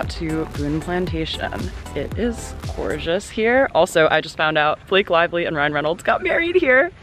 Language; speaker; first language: English; native; English